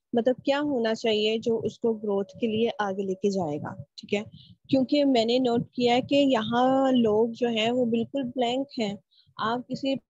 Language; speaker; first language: Urdu; native; Urdu